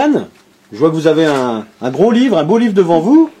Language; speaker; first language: French; native; French